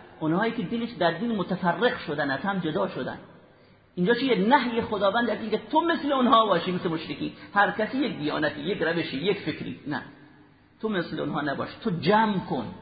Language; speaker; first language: Persian; native; Persian